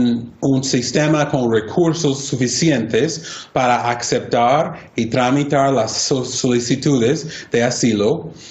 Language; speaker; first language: Spanish; non-native, fluent; English